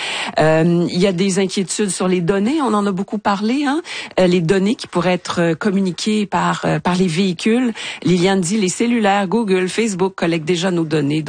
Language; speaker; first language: French; native; French